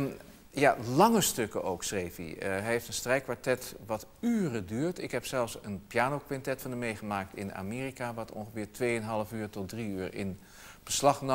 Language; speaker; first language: Dutch; native; Dutch